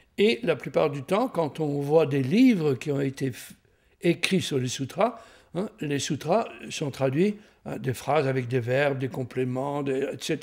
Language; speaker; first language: French; native; French